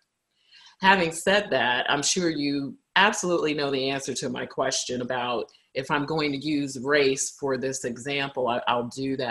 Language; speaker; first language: English; native; English